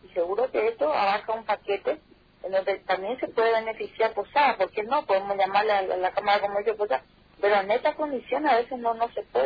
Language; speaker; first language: Spanish; native; Spanish